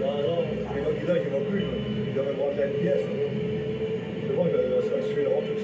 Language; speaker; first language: French; native; French